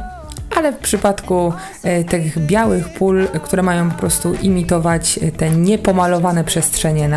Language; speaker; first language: Polish; native; Polish